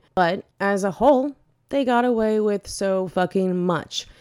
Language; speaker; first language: English; native; English